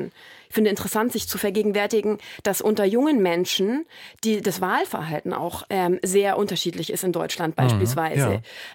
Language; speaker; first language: German; native; German